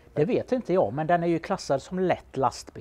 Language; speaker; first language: Swedish; native; Swedish